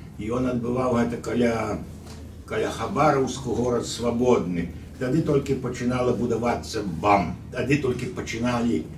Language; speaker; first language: Belarusian; native; Belarusian